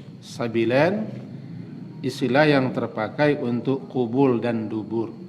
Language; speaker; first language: Malay; non-native, local second language; Minangkabau